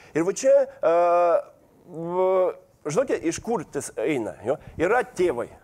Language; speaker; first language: Lithuanian; non-native, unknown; Russian